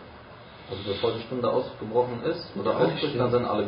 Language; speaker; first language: German; native; German